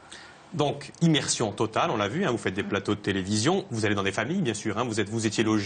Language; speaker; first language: French; native; French